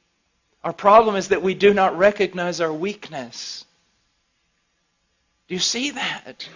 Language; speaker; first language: English; native; English